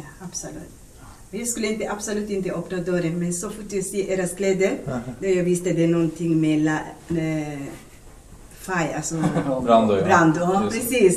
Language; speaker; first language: Swedish; non-native, learner; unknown